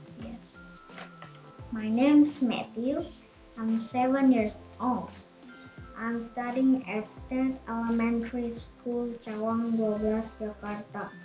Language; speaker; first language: English; non-native, learner; Indonesian